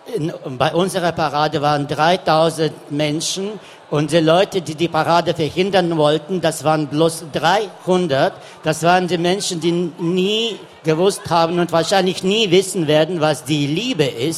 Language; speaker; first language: German; non-native, fluent; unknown